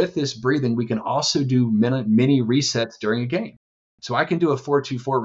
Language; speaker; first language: English; native; English